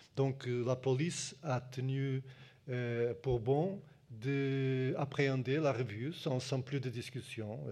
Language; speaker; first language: French; non-native, fluent; Portuguese